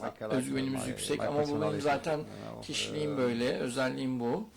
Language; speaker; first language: Turkish; non-native, learner; Portuguese